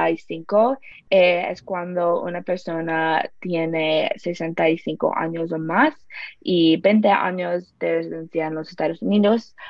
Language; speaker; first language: Spanish; non-native, learner; English